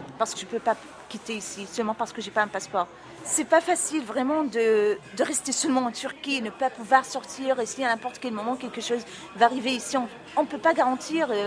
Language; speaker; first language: French; non-native, fluent; Arabic